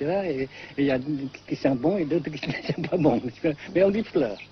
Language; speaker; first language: French; non-native, fluent; Vietnamese